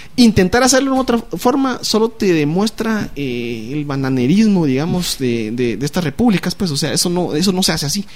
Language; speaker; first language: Spanish; native; Spanish